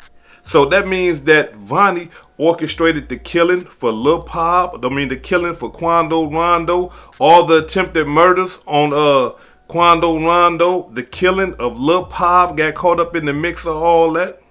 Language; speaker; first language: English; native; English